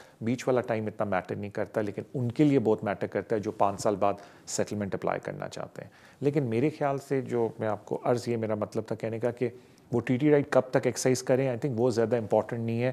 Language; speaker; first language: Urdu; native; Urdu